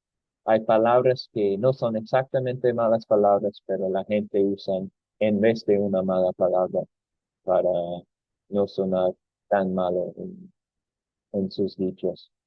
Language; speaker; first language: Spanish; non-native, fluent; English